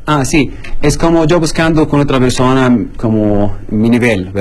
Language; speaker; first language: Spanish; non-native, learner; Arabic